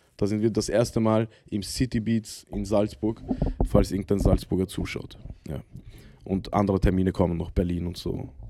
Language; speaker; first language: German; early bilingual, other home language; Arabic